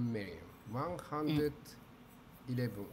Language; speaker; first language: English; non-native, learner; Japanese